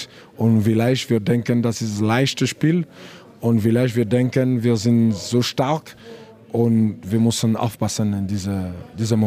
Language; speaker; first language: German; non-native, learner; French